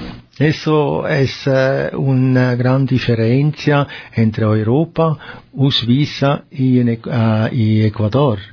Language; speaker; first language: Spanish; non-native, learner; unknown